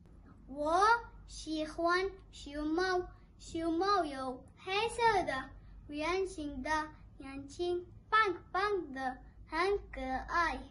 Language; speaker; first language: Chinese; non-native, learner; Arabic